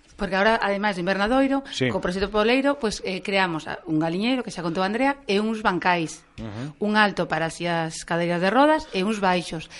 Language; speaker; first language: Galician; non-native, local second language; Spanish